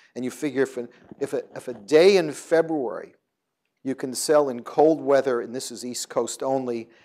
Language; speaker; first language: English; native; English